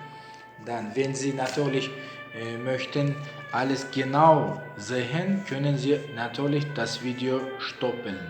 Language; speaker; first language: German; non-native, learner; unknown